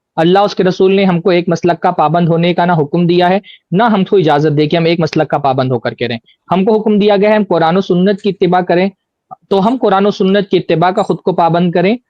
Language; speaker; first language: Urdu; native; Urdu